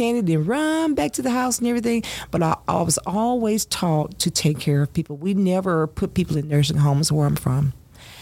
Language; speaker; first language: English; native; English